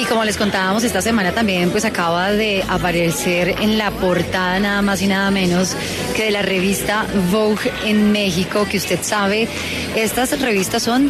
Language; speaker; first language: Spanish; native; Spanish